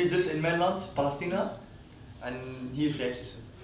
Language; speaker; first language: Dutch; non-native, learner; Arabic